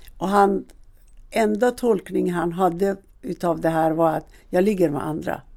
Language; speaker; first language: Swedish; non-native, fluent; Persian